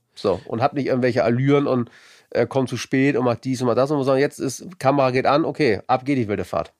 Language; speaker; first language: German; native; German